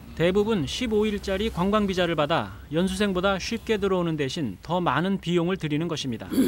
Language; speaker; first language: Korean; native; Korean